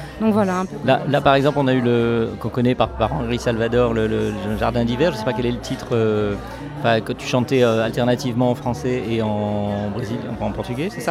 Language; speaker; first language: French; native; French